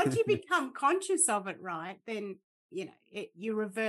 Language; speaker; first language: English; native; English